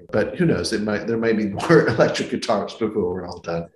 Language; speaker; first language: English; native; English